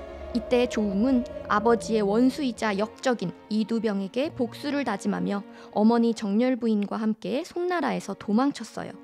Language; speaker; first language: Korean; native; Korean